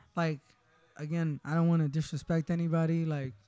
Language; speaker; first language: English; early bilingual, other home language; Spanish